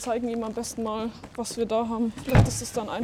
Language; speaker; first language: German; native; German